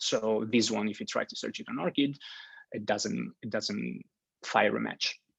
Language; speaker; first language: English; non-native, fluent; Italian